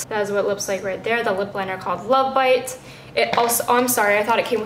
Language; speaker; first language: English; native; English